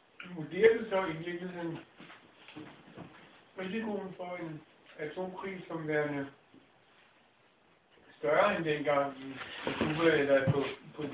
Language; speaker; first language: Danish; native; Danish